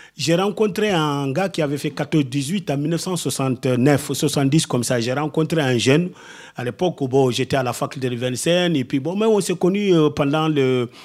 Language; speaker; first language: French; non-native, local second language; Soninke